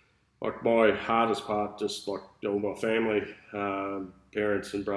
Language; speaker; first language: English; native; English